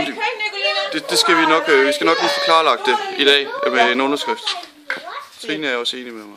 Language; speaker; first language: Danish; native; Danish